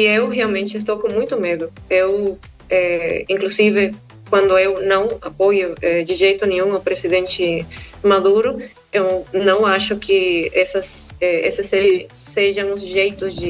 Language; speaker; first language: Portuguese; non-native, fluent; Spanish